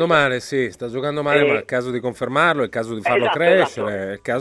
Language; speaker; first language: Italian; native; Italian